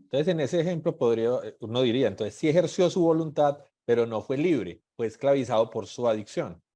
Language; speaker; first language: Spanish; native; Spanish